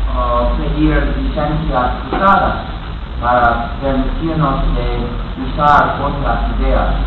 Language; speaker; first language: Spanish; non-native, fluent; English